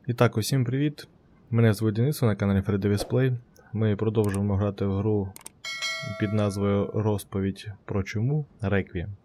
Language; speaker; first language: Ukrainian; non-native, local second language; Russian